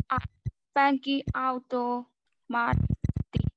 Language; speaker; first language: Finnish; non-native, learner; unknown